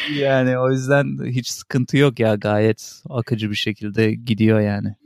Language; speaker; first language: Turkish; native; Turkish